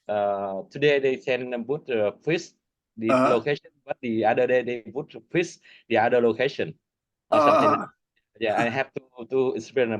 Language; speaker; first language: English; non-native, learner; Vietnamese